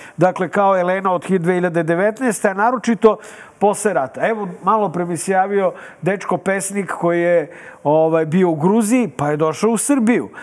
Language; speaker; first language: Serbian; native; Serbian